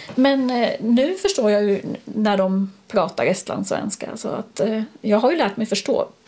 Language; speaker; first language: Swedish; native; Swedish